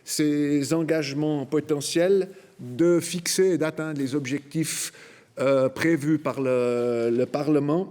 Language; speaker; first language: French; native; French